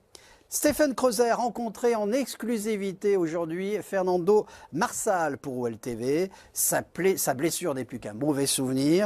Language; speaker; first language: French; native; French